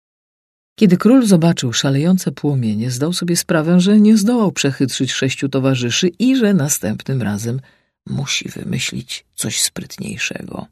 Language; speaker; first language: Polish; native; Polish